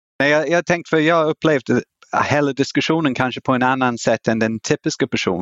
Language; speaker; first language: Swedish; non-native, fluent; English